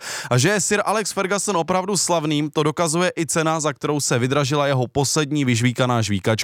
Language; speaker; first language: Czech; native; Czech